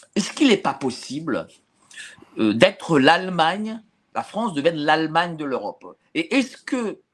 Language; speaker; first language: French; native; French